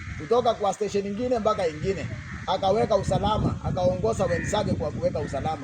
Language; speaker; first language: Swahili; non-native, local second language; Kalenjin